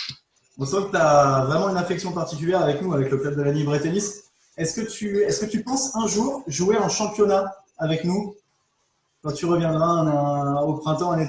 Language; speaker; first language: French; native; French